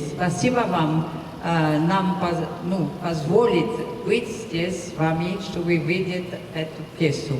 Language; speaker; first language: Russian; non-native, fluent; French